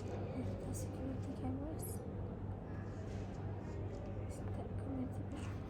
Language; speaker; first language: English; non-native, learner; Malay